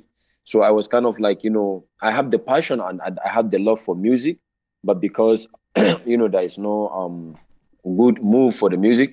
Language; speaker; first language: English; non-native, local second language; Hausa